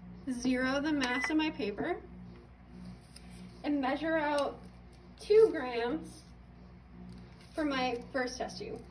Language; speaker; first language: English; native; English